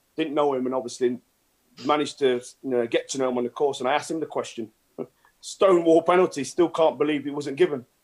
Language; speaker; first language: English; native; English